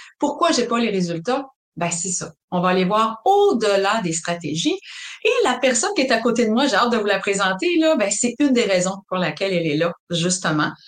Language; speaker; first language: French; native; French